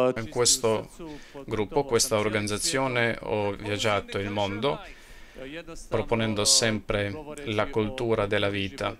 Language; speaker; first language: Italian; non-native, fluent; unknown